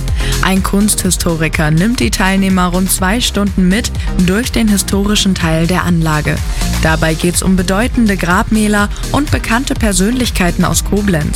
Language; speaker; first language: German; native; German